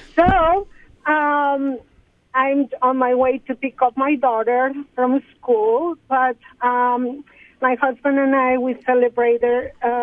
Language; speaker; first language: English; non-native, fluent; Spanish